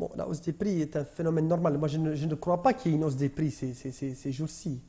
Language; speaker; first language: French; non-native, local second language; Arabic